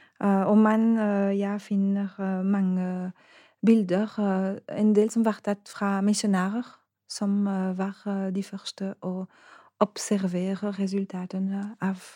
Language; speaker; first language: Norwegian; non-native, fluent; French